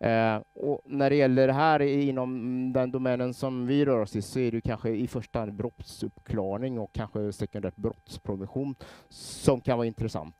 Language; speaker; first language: Swedish; native; Swedish